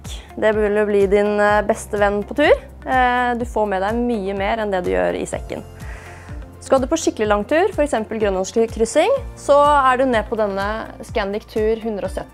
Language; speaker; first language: Norwegian; native; Norwegian